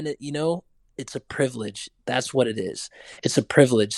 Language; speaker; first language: English; native; English